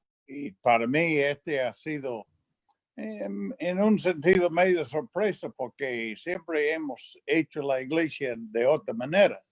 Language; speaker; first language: Spanish; non-native, fluent; English